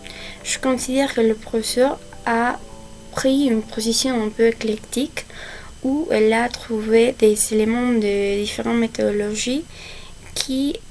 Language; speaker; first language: French; non-native, fluent; Spanish